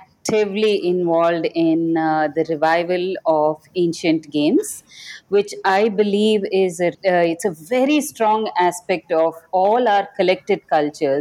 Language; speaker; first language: English; non-native, local second language; Kannada